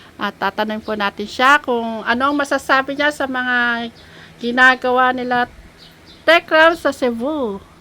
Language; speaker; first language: Filipino; native; Filipino